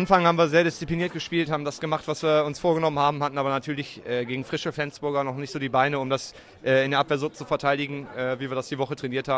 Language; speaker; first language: German; native; German